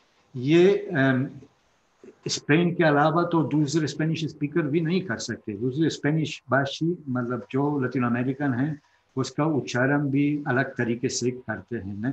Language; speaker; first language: Hindi; non-native, fluent; Spanish